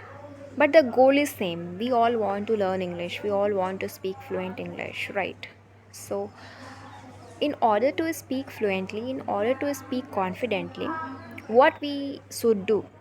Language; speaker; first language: English; non-native, local second language; Hindi